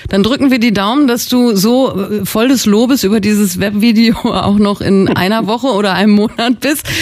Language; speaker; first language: German; native; German